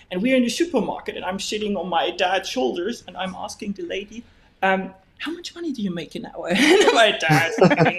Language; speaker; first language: English; non-native, fluent; German